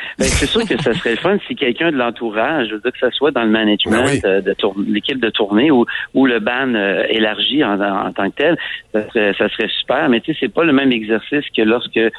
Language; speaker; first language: French; native; French